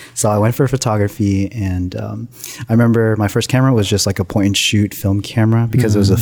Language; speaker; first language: English; native; English